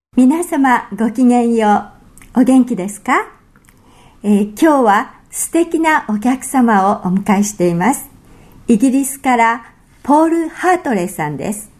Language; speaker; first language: Japanese; native; Japanese